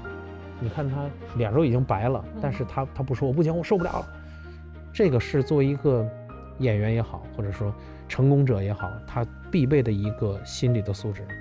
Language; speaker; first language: Chinese; native; Chinese